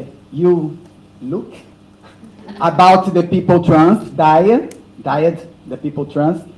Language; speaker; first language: English; non-native, learner; Portuguese